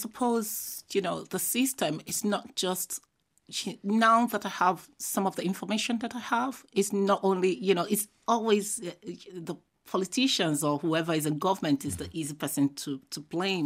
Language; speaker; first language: English; non-native, local second language; Igbo